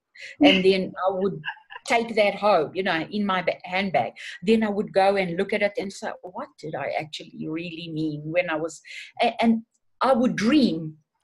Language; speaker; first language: English; non-native, fluent; Portuguese